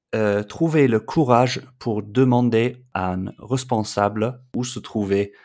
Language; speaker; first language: French; non-native, fluent; English